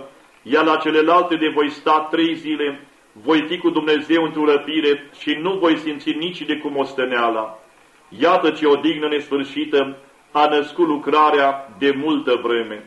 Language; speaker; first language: Romanian; native; Romanian